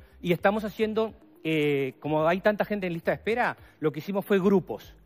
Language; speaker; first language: Spanish; native; Spanish